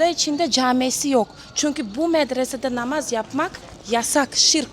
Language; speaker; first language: Turkish; non-native, learner; Uzbek